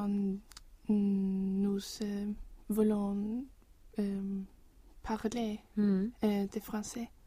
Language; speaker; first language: French; non-native, learner; Swedish